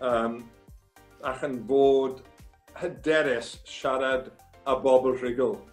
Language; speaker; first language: Welsh; non-native, fluent; English